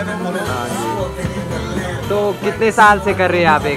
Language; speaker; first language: Hindi; non-native, local second language; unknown